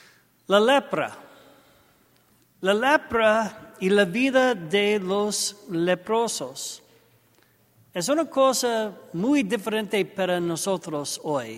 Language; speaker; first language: Spanish; non-native, learner; English